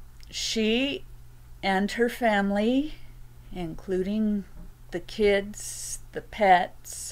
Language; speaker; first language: English; native; English